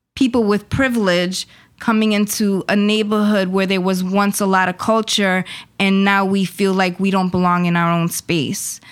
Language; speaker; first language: English; early bilingual, other home language; Spanish